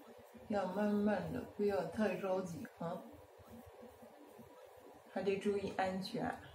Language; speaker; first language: Chinese; non-native, fluent; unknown